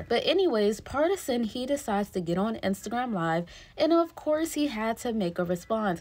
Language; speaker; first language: English; native; English